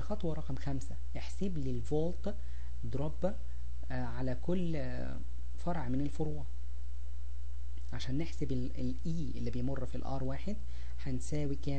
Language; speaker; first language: Arabic; native; Arabic